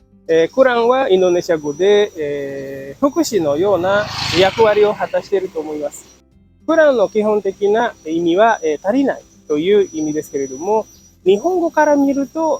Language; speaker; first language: Japanese; non-native, fluent; Indonesian